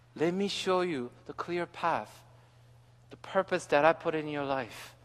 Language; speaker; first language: English; early bilingual, other home language; Korean